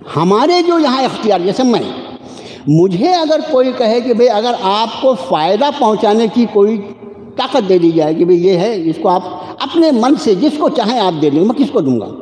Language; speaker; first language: Urdu; native; Urdu